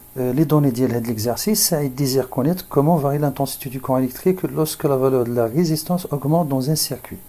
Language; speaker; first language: French; non-native, local second language; Arabic